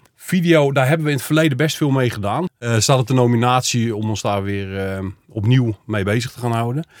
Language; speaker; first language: Dutch; native; Dutch